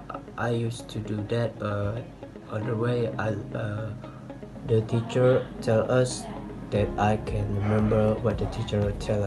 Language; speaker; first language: English; non-native, learner; Indonesian